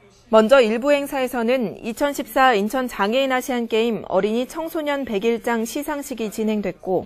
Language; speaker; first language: Korean; native; Korean